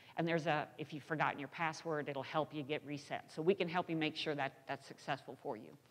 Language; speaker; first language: English; native; English